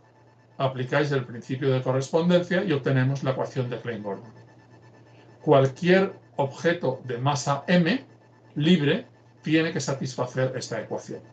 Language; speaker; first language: Spanish; native; Spanish